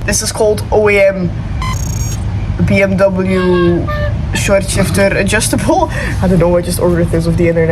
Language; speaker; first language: English; non-native, fluent; Dutch